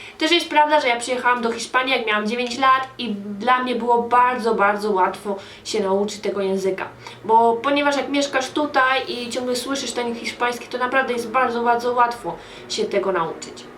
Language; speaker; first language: Polish; early bilingual, heritage; Polish